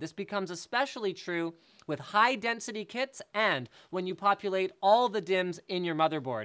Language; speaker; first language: English; native; English